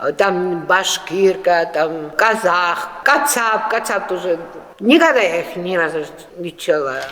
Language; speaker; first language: Russian; non-native, fluent; Georgian